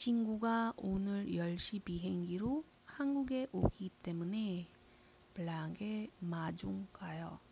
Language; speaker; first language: Korean; non-native, fluent; Iloko